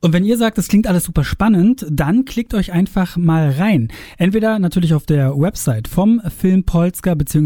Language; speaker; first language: German; native; German